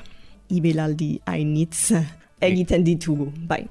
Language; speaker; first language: Basque; non-native, fluent; English